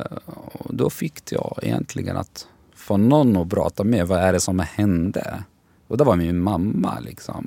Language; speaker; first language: Swedish; non-native, learner; Arabic